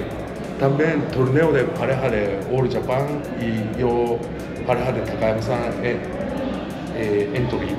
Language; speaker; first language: Spanish; non-native, learner; Japanese